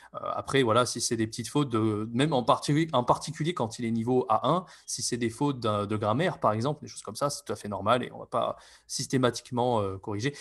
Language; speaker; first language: French; native; French